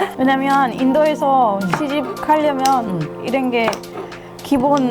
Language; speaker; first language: Korean; non-native, fluent; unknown